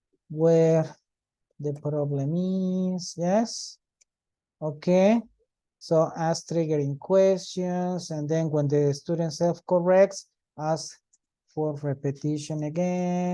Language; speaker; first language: English; non-native, fluent; Spanish